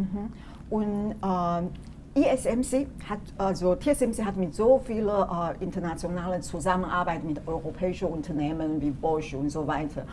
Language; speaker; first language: German; non-native, fluent; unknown